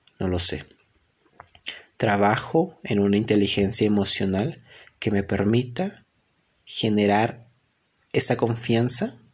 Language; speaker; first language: Spanish; native; Spanish